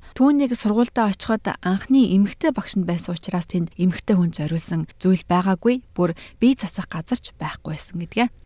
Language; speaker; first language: Mongolian; native; Mongolian